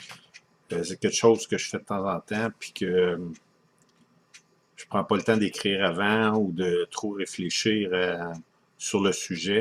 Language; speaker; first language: French; native; French